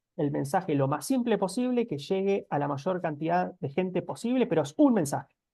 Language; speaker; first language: Spanish; native; Spanish